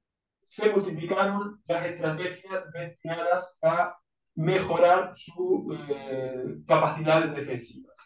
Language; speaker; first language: Spanish; native; Spanish